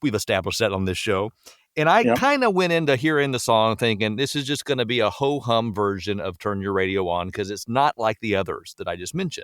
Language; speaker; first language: English; native; English